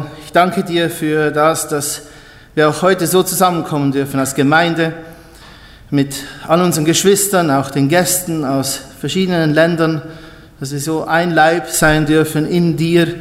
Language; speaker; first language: German; native; German